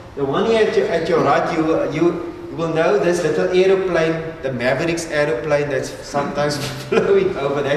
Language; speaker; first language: English; non-native, local second language; Afrikaans